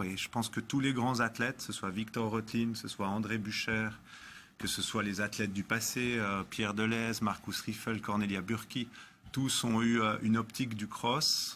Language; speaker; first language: French; native; French